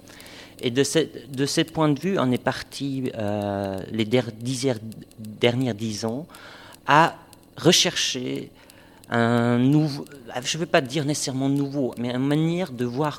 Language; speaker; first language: French; non-native, fluent; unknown